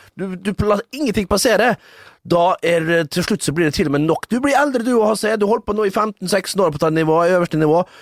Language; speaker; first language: Norwegian; native; Norwegian